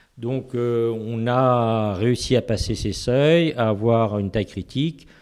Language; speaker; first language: French; native; French